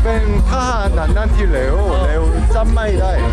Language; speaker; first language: Thai; non-native, learner; Korean